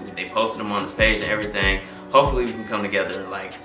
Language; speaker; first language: English; native; English